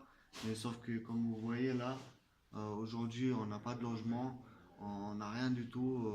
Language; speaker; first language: French; non-native, fluent; Chechen